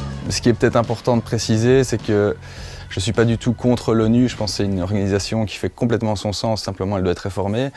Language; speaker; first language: French; native; French